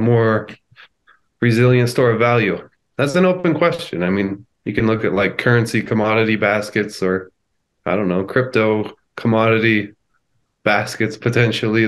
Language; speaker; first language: English; native; English